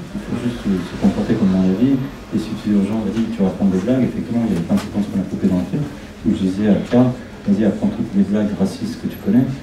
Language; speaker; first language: French; non-native, fluent; Spanish